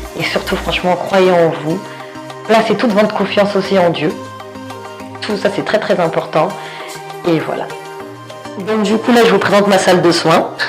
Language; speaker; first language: French; early bilingual, other home language; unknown